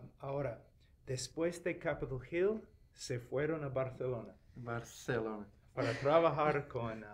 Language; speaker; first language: Spanish; non-native, fluent; English